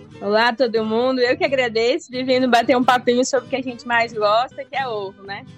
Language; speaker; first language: Portuguese; native; Portuguese